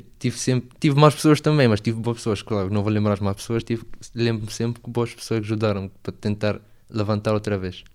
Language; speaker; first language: Portuguese; non-native, learner; Arabic